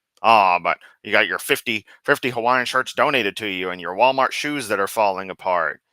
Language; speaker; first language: English; native; English